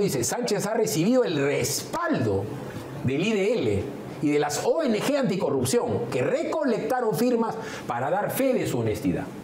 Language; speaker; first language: Spanish; native; Spanish